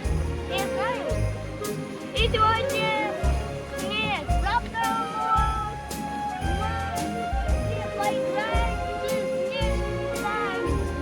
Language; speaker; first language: Russian; non-native, local second language; Kazakh